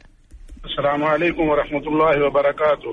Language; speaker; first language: Arabic; non-native, learner; Urdu